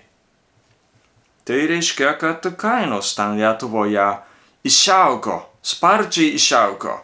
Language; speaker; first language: Lithuanian; non-native, learner; Japanese